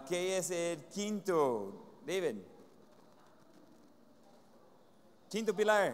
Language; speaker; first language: Spanish; non-native, fluent; English